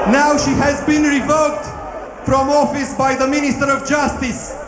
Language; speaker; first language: English; non-native, fluent; Romanian